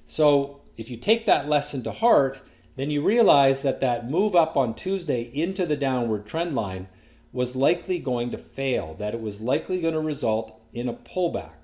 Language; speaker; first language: English; native; English